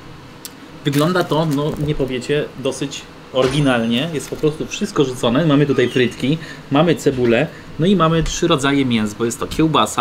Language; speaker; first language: Polish; native; Polish